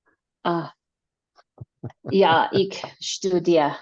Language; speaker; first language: German; non-native, learner; English